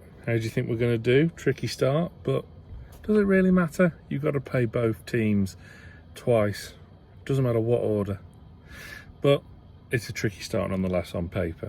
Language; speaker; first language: English; native; English